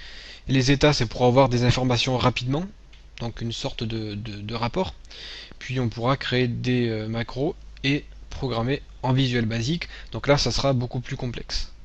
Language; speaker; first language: French; native; French